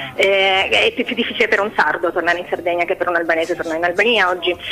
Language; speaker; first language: Italian; non-native, fluent; Albanian